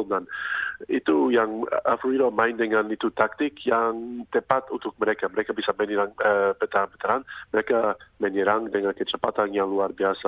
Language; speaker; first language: Indonesian; non-native, fluent; English